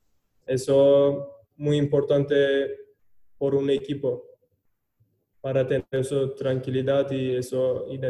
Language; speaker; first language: Spanish; non-native, learner; Turkish